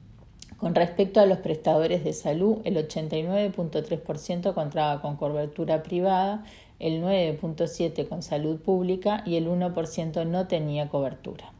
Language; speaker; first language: Spanish; native; Spanish